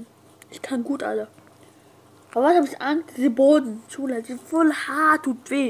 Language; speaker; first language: German; non-native, learner; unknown